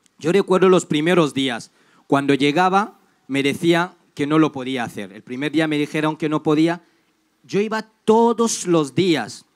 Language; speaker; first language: Spanish; non-native, fluent; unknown